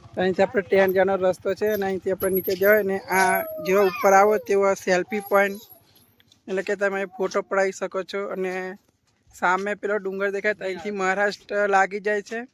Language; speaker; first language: Gujarati; non-native, local second language; Rathawi